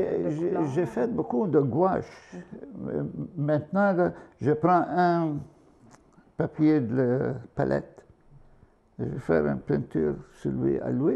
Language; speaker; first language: French; non-native, fluent; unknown